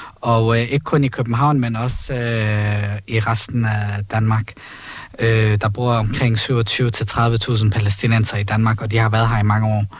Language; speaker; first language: Danish; early bilingual, other home language; Arabic